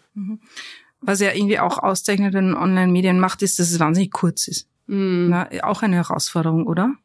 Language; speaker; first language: German; native; German